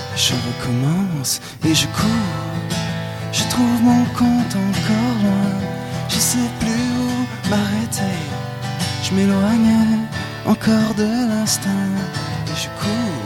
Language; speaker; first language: French; native; French